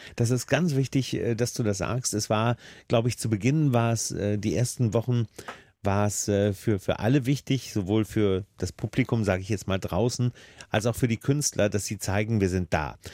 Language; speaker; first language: German; native; German